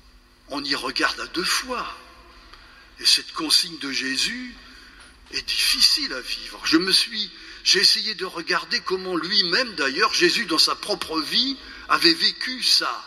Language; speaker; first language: French; native; French